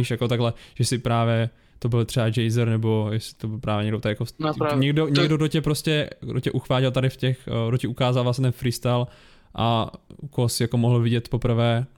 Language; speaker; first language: Czech; native; Czech